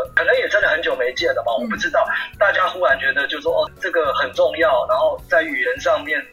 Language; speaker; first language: Chinese; non-native, local second language; Min Nan Chinese